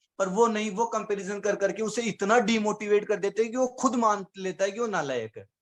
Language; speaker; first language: Hindi; native; Hindi